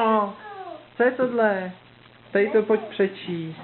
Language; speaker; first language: Czech; native; Czech